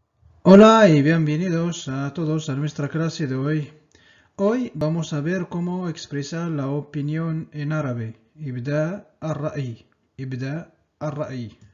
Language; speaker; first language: Spanish; non-native, fluent; Arabic